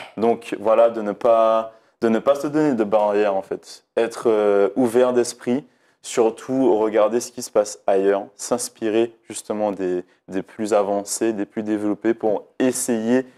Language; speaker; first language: French; native; French